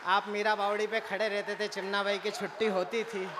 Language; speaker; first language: Hindi; native; Hindi